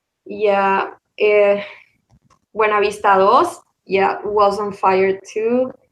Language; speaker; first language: English; non-native, learner; Spanish